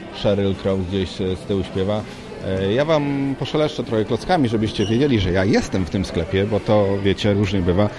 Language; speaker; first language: Polish; native; Polish